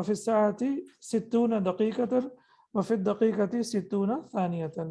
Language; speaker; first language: Arabic; non-native, fluent; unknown